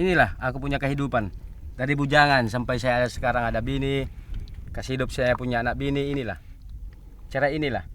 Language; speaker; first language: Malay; non-native, local second language; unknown